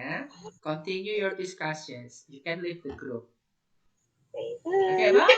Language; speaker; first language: English; non-native, learner; Indonesian